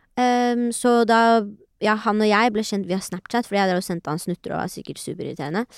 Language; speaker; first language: Norwegian; early bilingual, other home language; Persian